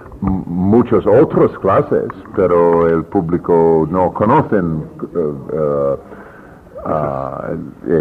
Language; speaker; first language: Spanish; non-native, learner; English